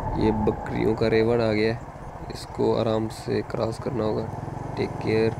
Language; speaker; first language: Urdu; non-native, local second language; Saraiki